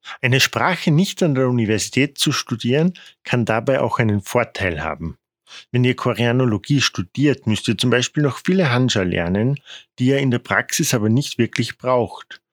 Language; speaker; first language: German; non-native, fluent; Korean